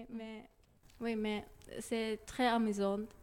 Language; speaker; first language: French; non-native, learner; Japanese